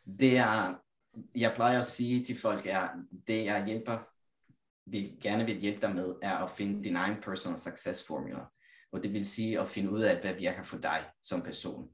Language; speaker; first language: Danish; non-native, fluent; Italian